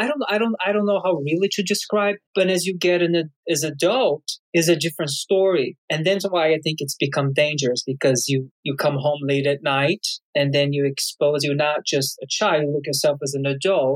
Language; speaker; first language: English; non-native, fluent; Portuguese